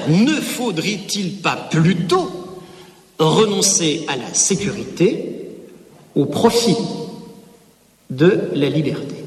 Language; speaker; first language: French; native; French